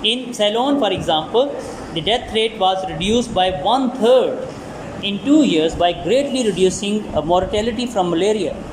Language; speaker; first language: English; non-native, local second language; Urdu